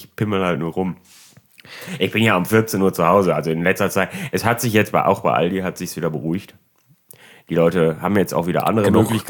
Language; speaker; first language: German; native; German